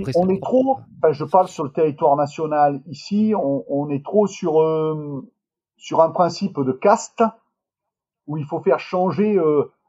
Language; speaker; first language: French; native; French